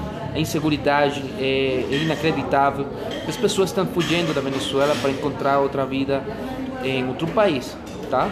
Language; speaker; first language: Portuguese; non-native, fluent; Spanish